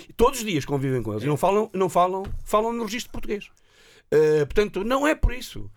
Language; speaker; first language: Portuguese; native; Portuguese